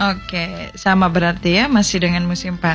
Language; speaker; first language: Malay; non-native, local second language; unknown